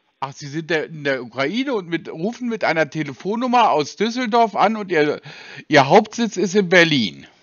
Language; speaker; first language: German; native; German